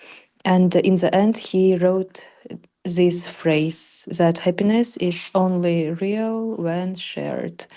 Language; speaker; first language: English; non-native, learner; Russian